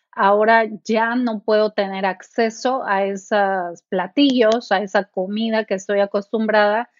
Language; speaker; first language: Spanish; native; Spanish